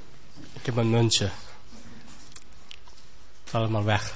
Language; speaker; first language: Dutch; non-native, fluent; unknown